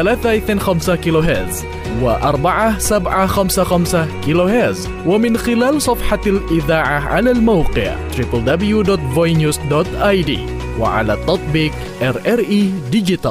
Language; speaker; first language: Arabic; non-native, fluent; Indonesian